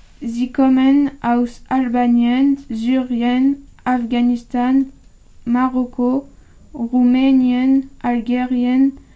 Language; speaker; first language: German; non-native, learner; French